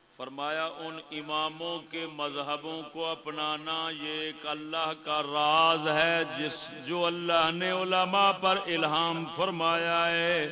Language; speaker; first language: Urdu; non-native, local second language; Punjabi